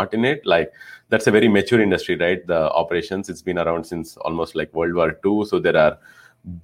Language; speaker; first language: English; non-native, local second language; Telugu